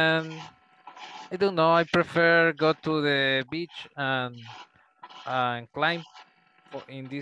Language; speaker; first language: English; non-native, learner; Spanish